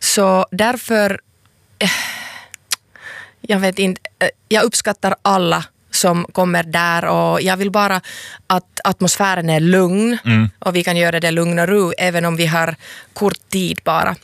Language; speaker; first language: Swedish; non-native, local second language; Finnish